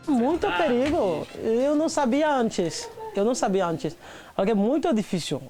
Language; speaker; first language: Portuguese; non-native, learner; Haitian Creole